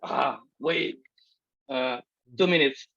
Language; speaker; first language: English; non-native, fluent; Indonesian